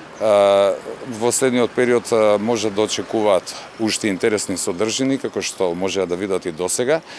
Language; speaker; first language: Macedonian; native; Macedonian